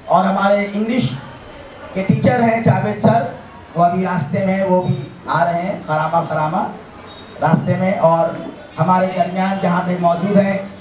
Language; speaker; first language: Hindi; non-native, local second language; Urdu